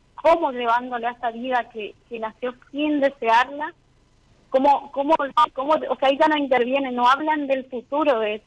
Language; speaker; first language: Spanish; native; Spanish